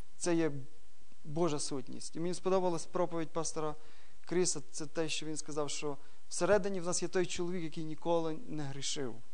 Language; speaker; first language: Ukrainian; non-native, local second language; Russian